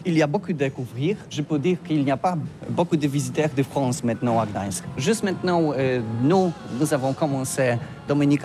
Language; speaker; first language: French; non-native, learner; Polish